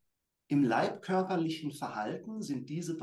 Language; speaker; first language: German; native; German